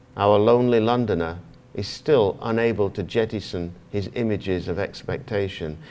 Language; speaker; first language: English; native; English